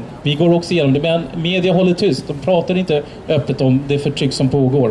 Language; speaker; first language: Swedish; early bilingual, other home language; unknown